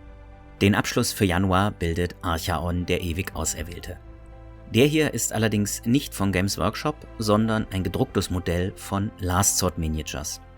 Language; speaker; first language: German; native; German